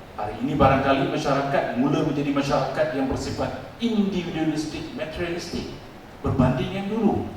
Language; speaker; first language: Malay; non-native, local second language; Tamil